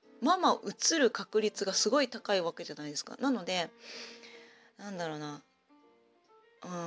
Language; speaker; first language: Japanese; native; Japanese